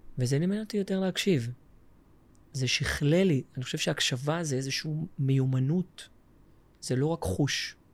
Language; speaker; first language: Hebrew; native; Hebrew